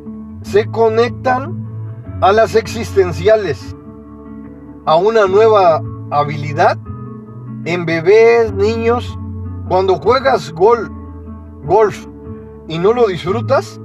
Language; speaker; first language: Spanish; native; Spanish